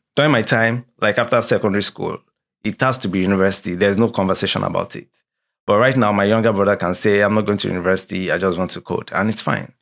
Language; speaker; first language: English; non-native, local second language; Yoruba